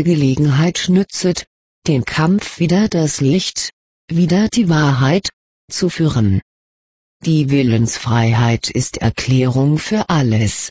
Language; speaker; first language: German; native; German